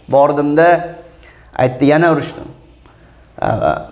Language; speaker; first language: Uzbek; native; Uzbek